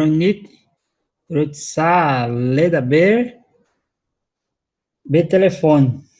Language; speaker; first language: Hebrew; non-native, learner; Portuguese